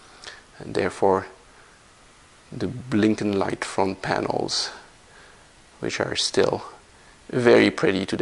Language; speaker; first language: English; non-native, fluent; French